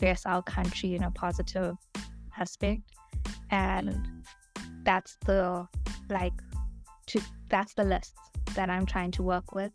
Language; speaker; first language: English; native; English